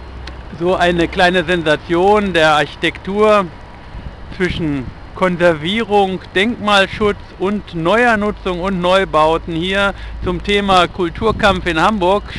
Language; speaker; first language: German; native; German